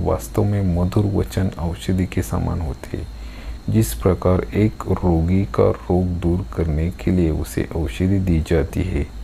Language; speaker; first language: Hindi; non-native, local second language; Marathi